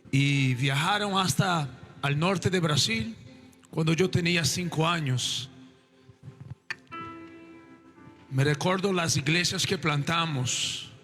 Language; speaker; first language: Spanish; non-native, local second language; Portuguese